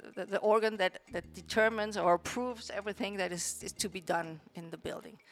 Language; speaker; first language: English; non-native, fluent; Spanish